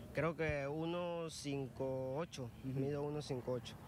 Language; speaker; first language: Spanish; native; Spanish